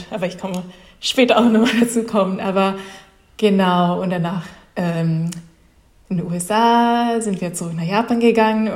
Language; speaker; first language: German; non-native, fluent; Japanese